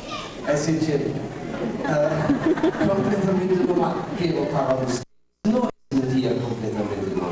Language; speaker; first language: Spanish; non-native, fluent; German